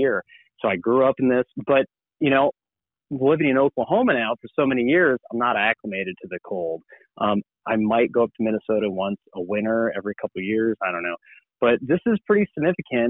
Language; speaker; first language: English; native; English